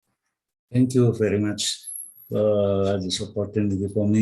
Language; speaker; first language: English; non-native, learner; Indonesian